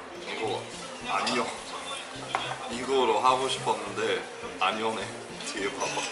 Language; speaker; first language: Korean; non-native, fluent; English